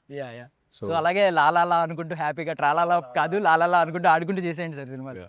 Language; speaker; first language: Telugu; native; Telugu